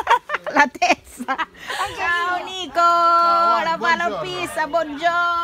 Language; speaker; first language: Italian; non-native, learner; Thai